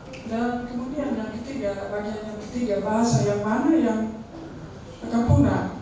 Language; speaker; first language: Indonesian; non-native, fluent; Dutch